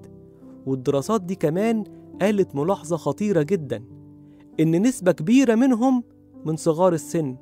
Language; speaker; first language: Arabic; native; Arabic